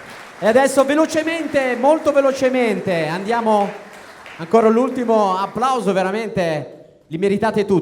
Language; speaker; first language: Italian; native; Italian